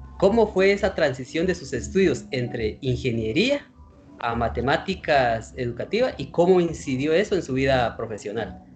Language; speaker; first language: Spanish; native; Spanish